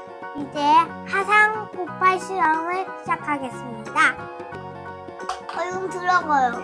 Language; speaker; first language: Korean; native; Korean